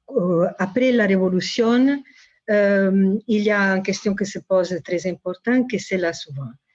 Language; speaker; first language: French; non-native, fluent; Italian